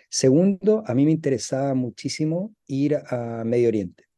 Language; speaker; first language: Spanish; native; Spanish